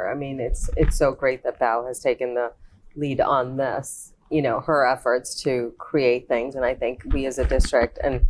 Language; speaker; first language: English; non-native, local second language; Malayalam